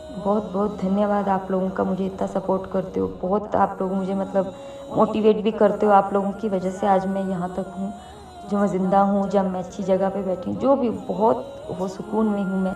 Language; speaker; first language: Hindi; native; Hindi